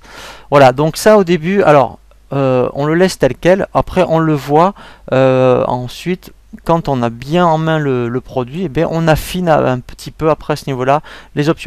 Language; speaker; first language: French; native; French